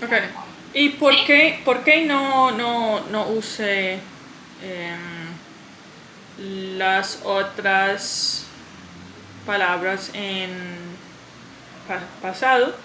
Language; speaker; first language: Spanish; non-native, learner; English